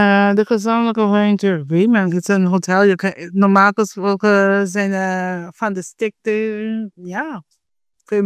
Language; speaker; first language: Dutch; non-native, fluent; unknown